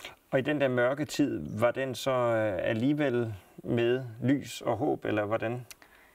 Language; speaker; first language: Danish; native; Danish